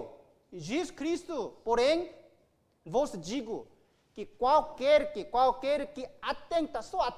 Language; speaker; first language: Portuguese; non-native, learner; Korean